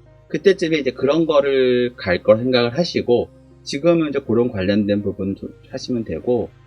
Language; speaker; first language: Korean; native; Korean